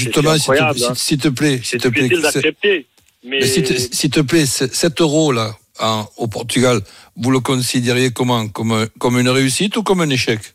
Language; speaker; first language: French; native; French